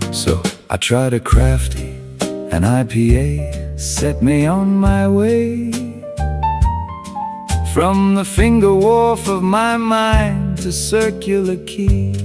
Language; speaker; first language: English; native; English